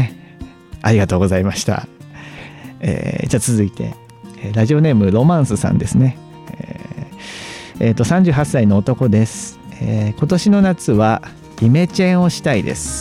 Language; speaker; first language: Japanese; native; Japanese